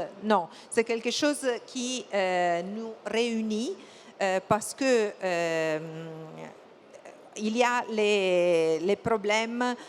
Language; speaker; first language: French; non-native, fluent; Italian